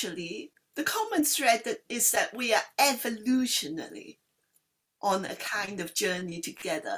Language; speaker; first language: English; non-native, local second language; Cantonese